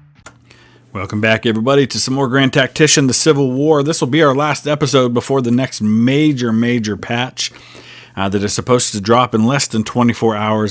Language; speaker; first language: English; native; English